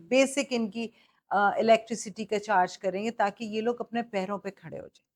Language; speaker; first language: Urdu; native; Urdu